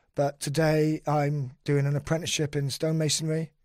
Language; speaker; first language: English; native; English